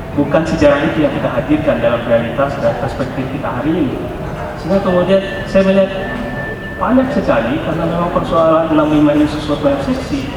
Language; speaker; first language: Indonesian; non-native, local second language; Minangkabau